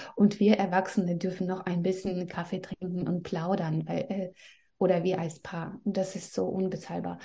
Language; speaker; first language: German; non-native, fluent; Russian